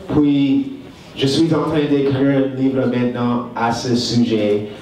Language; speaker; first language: French; non-native, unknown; English